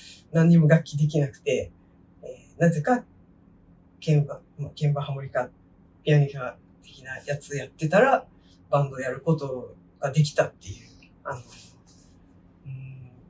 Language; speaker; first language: Japanese; native; Japanese